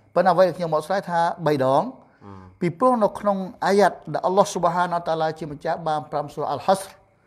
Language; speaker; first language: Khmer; non-native, local second language; Eastern Cham